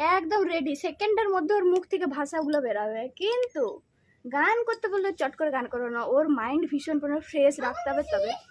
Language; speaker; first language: Bangla; non-native, local second language; Santali